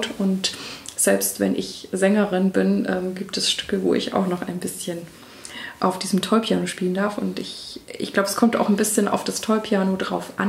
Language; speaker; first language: German; native; German